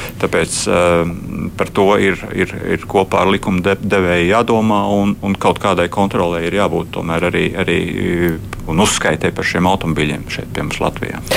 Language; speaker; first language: Latvian; native; Latvian